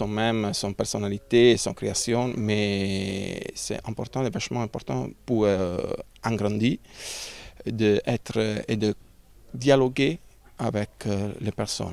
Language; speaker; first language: French; non-native, learner; Italian